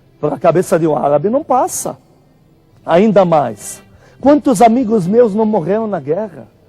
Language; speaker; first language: Portuguese; non-native, fluent; Arabic